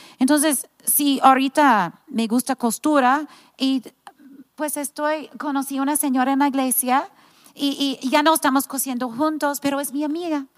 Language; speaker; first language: Spanish; non-native, fluent; English